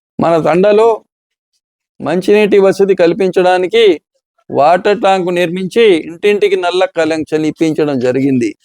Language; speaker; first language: Telugu; non-native, local second language; Lambadi